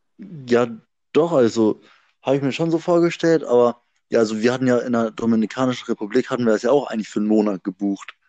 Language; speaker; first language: German; native; German